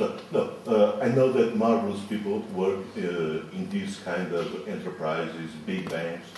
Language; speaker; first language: English; non-native, fluent; Portuguese